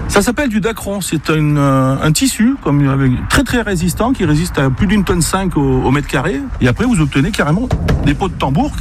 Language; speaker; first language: French; native; French